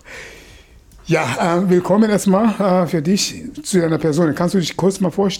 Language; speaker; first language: German; non-native, fluent; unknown